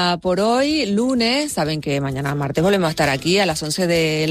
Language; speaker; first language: Spanish; native; Spanish